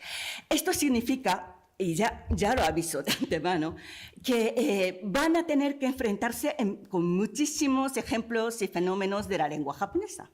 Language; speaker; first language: Spanish; non-native, fluent; Japanese